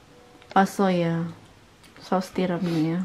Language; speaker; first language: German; non-native, learner; Indonesian